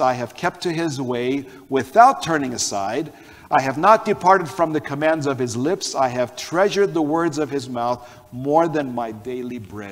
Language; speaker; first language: English; non-native, fluent; Armenian